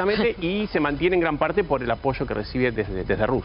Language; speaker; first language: Spanish; native; Spanish